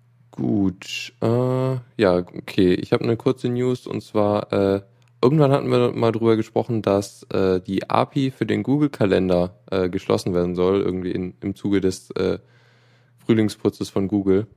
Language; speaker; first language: German; native; German